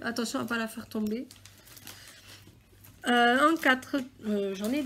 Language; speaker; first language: French; native; French